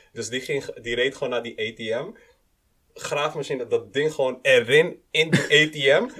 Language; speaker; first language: Dutch; early bilingual, other home language; Kinyarwanda